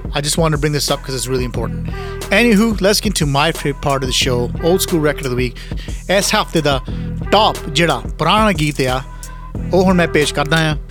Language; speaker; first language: Punjabi; early bilingual, heritage; Punjabi